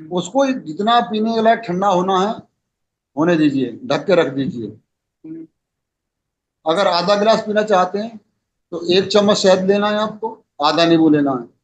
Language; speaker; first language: Hindi; native; Hindi